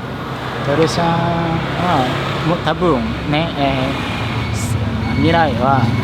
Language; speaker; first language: Japanese; non-native, fluent; Indonesian